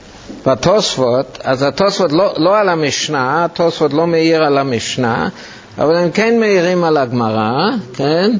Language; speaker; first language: Hebrew; non-native, fluent; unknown